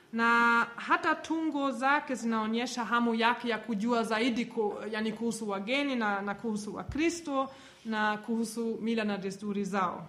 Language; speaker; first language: Swahili; non-native, fluent; German